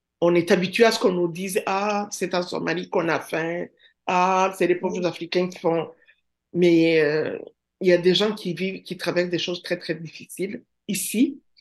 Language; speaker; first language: French; non-native, local second language; Kinyarwanda